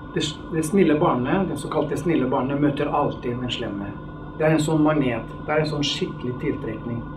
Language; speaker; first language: Norwegian; non-native, fluent; Italian